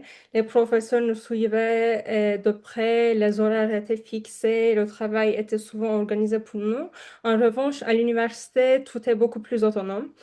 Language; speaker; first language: French; non-native, fluent; Turkish